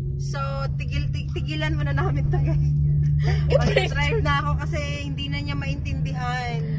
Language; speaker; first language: Filipino; native; Filipino